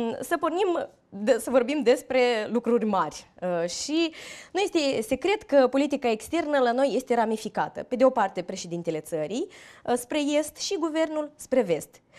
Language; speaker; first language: Romanian; native; Romanian